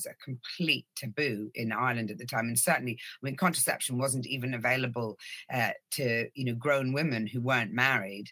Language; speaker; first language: English; native; English